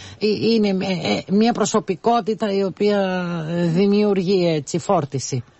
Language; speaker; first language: Greek; native; Greek